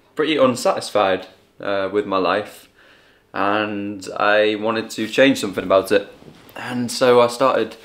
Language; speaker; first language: English; native; English